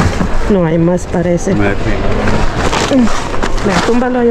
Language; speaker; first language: Spanish; non-native, learner; Filipino